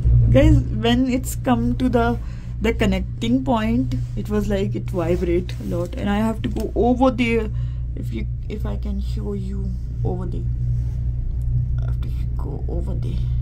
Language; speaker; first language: English; non-native, local second language; Hindi